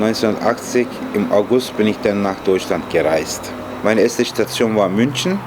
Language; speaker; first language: German; non-native, fluent; Turkish